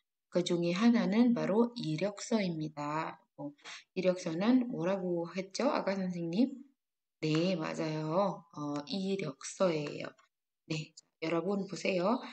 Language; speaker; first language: Korean; non-native, fluent; Indonesian